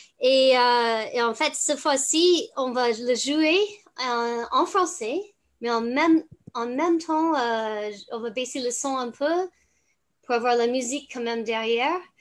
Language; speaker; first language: French; non-native, fluent; English